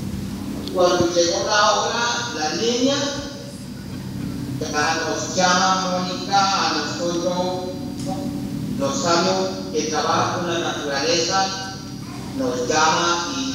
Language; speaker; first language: Spanish; non-native, local second language; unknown